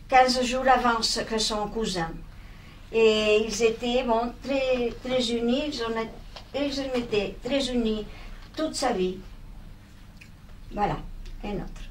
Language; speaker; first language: French; non-native, fluent; Spanish